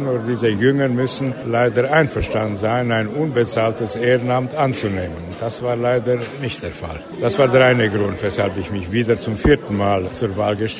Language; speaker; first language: German; native; German